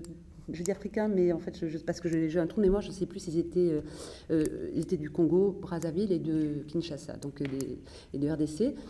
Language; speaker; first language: French; native; French